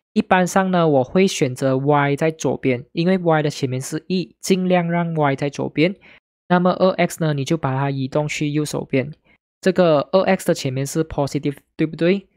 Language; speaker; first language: Chinese; native; Chinese